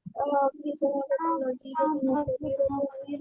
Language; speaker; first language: Arabic; non-native, learner; Bangla